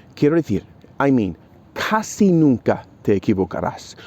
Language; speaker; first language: Spanish; non-native, fluent; English